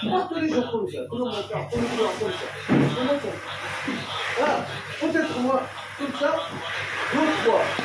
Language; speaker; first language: French; non-native, learner; Arabic